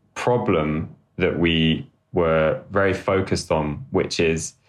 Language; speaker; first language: English; native; English